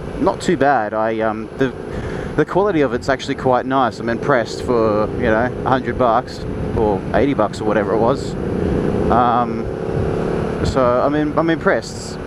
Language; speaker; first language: English; native; English